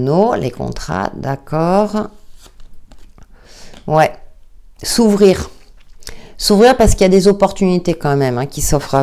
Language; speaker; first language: French; native; French